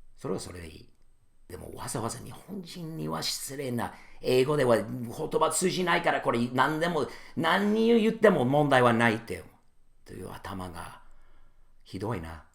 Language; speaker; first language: Japanese; non-native, fluent; English